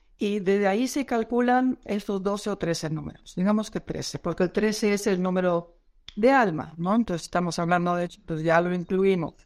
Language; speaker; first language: Spanish; non-native, fluent; Dutch